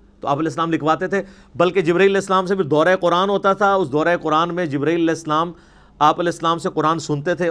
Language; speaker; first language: Urdu; non-native, local second language; Punjabi